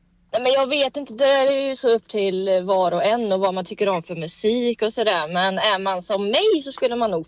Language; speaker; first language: Swedish; native; Swedish